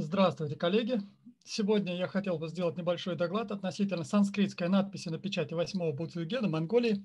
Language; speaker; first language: Russian; native; Russian